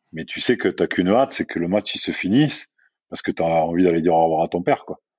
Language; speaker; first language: French; native; French